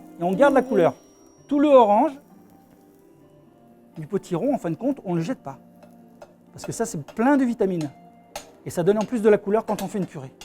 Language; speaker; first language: French; native; French